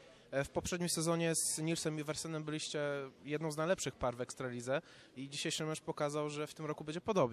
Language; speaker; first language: Polish; native; Polish